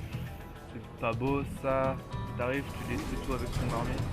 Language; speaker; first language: French; native; French